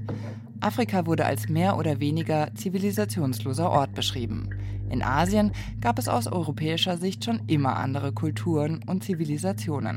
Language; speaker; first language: German; native; German